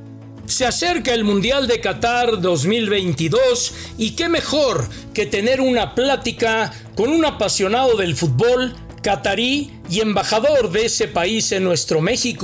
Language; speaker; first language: Spanish; native; Spanish